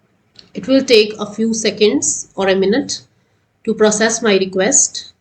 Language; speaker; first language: English; non-native, local second language; Hindi